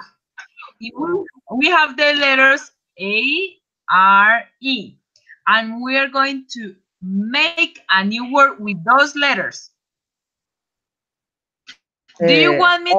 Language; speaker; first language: English; non-native, fluent; Spanish